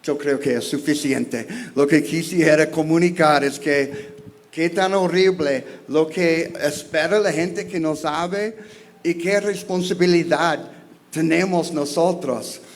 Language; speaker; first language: Spanish; non-native, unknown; English